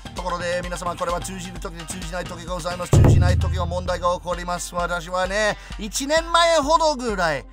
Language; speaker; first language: Japanese; non-native, fluent; English